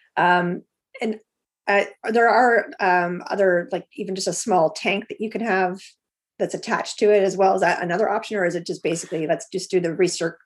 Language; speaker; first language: English; native; English